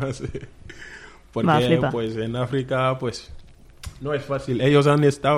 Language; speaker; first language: Spanish; non-native, fluent; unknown